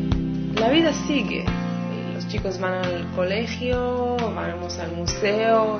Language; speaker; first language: Spanish; non-native, fluent; Hebrew